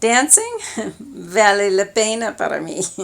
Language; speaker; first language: Spanish; non-native, learner; English